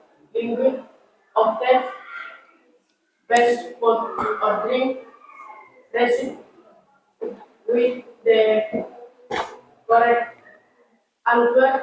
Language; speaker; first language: English; non-native, learner; Indonesian